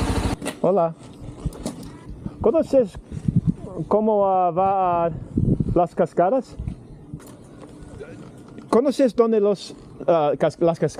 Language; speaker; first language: Spanish; non-native, learner; English